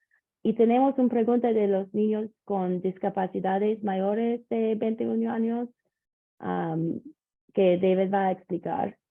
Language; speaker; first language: Spanish; non-native, learner; English